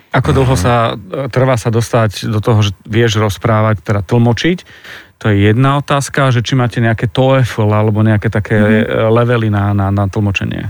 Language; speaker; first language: Slovak; native; Slovak